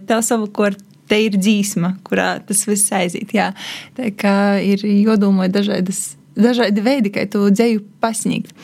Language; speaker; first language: Latvian; native; Latvian